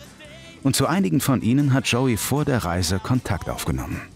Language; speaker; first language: German; native; German